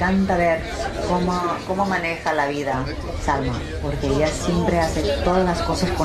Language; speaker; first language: Spanish; early bilingual, heritage; English